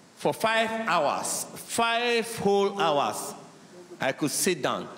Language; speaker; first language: English; non-native, local second language; Igbo